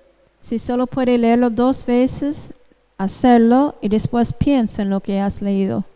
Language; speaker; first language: Spanish; non-native, fluent; English